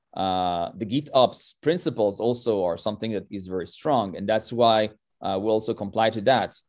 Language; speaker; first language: English; non-native, fluent; French